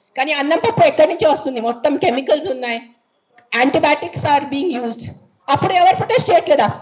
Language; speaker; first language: Telugu; non-native, fluent; Marathi